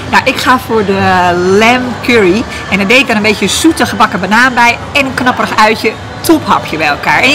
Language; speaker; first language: Dutch; native; Dutch